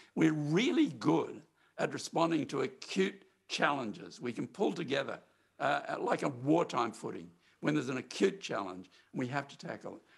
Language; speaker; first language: English; native; English